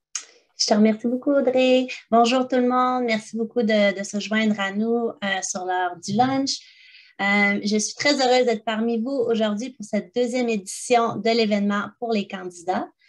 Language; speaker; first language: French; native; French